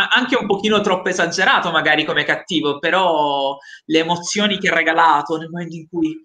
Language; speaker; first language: Italian; native; Italian